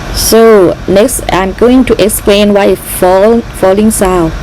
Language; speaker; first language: English; non-native, learner; Thai